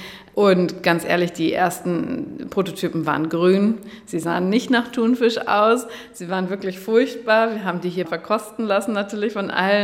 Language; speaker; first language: German; native; German